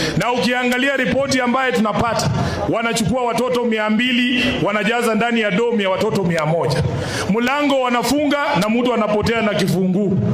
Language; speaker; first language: Swahili; native; Swahili